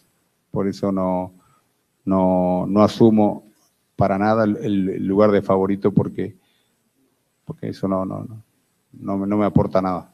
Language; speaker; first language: Spanish; non-native, fluent; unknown